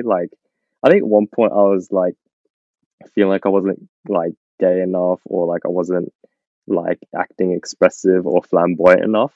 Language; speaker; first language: English; native; English